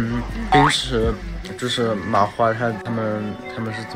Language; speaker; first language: Chinese; non-native, fluent; Thai